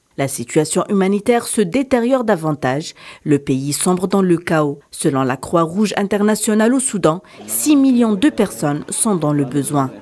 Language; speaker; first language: French; non-native, local second language; Arabic